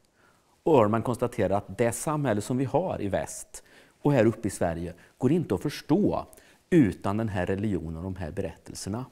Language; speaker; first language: Swedish; native; Swedish